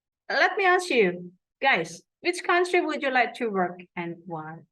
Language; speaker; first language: English; non-native, fluent; Indonesian